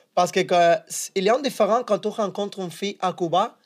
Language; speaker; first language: French; non-native, fluent; Spanish